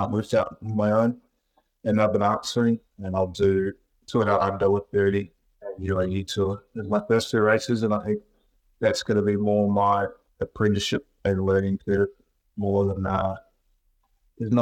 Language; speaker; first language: English; native; English